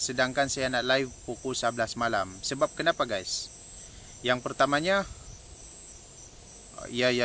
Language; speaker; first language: Malay; native; Malay